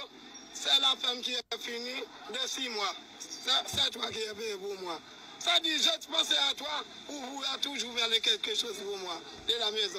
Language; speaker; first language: French; non-native, learner; Haitian Creole